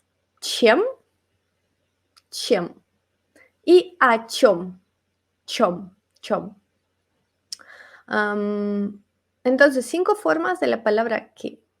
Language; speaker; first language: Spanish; non-native, fluent; Russian